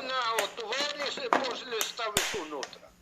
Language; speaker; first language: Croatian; non-native, learner; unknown